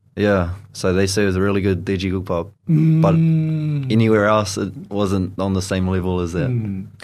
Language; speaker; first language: English; native; English